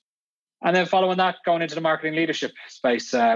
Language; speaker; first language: English; native; English